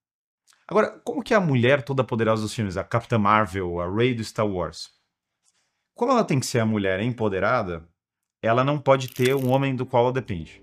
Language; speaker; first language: Portuguese; native; Portuguese